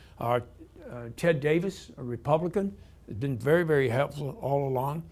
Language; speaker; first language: English; native; English